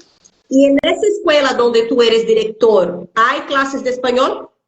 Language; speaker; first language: Spanish; non-native, fluent; Portuguese